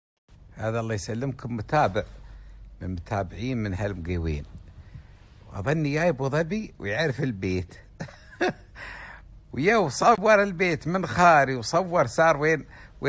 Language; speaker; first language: Arabic; native; Arabic